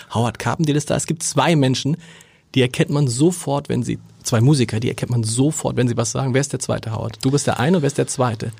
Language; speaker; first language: German; native; German